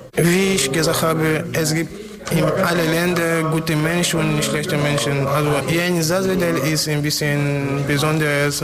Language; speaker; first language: German; non-native, learner; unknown